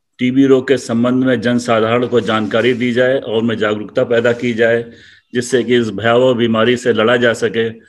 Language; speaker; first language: Hindi; native; Hindi